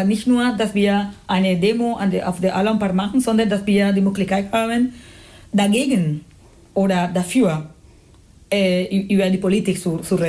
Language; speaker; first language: German; non-native, fluent; Spanish